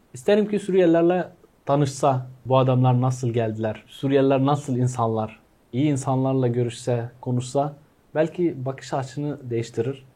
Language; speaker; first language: Turkish; non-native, fluent; Arabic